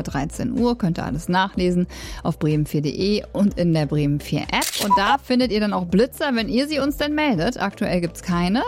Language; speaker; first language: German; native; German